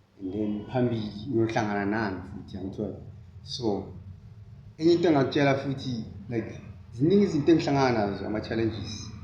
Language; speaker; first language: Zulu; native; Zulu